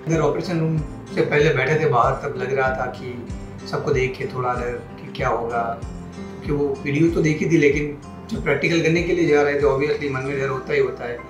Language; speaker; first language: Hindi; non-native, local second language; Gujarati